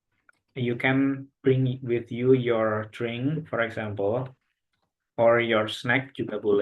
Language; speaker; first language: English; non-native, local second language; Indonesian